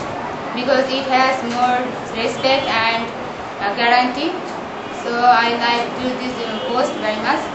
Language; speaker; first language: English; non-native, learner; Bangla